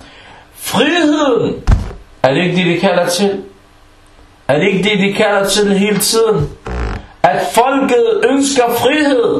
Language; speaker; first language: Danish; non-native, fluent; Arabic